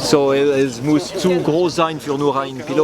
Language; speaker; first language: German; non-native, local second language; French